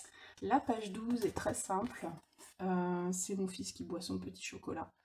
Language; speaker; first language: French; native; French